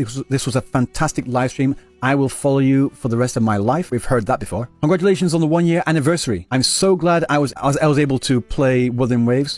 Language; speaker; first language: English; native; English